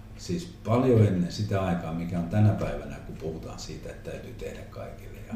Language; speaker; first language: Finnish; non-native, local second language; Swedish